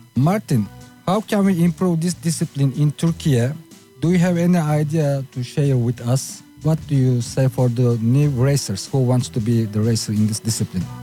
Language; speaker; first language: English; non-native, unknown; Turkish